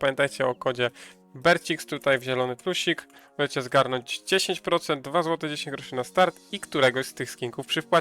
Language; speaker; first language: Polish; native; Polish